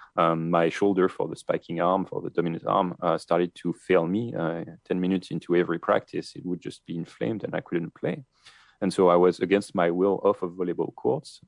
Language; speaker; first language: English; non-native, fluent; French